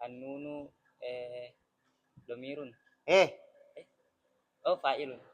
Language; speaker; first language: Arabic; non-native, learner; Indonesian